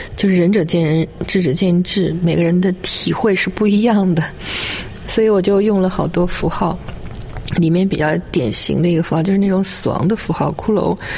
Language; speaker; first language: Chinese; native; Chinese